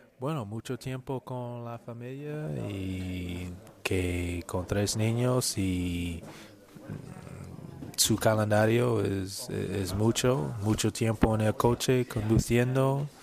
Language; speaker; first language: Spanish; non-native, learner; English